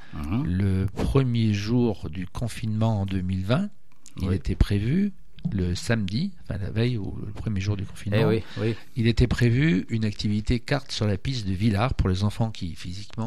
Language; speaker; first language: French; native; French